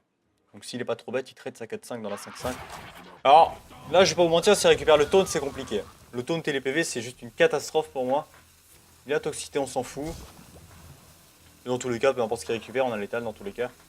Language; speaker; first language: French; native; French